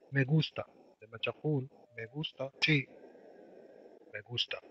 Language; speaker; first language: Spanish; non-native, fluent; Arabic